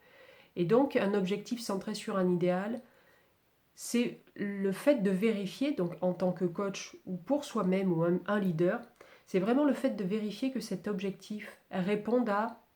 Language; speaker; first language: French; native; French